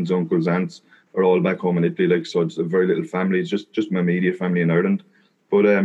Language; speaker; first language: English; native; English